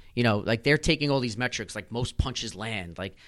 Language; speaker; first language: English; native; English